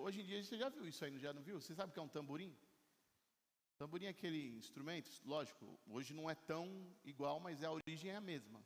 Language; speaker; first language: Portuguese; native; Portuguese